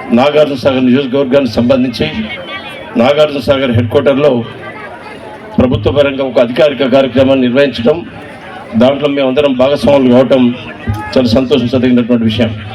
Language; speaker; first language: Telugu; native; Telugu